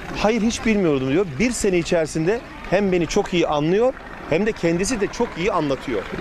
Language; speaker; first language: Turkish; native; Turkish